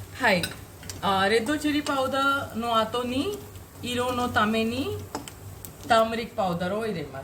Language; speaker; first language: Japanese; non-native, fluent; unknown